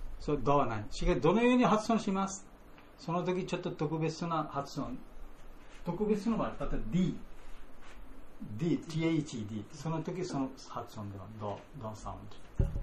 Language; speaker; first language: Japanese; non-native, learner; Bangla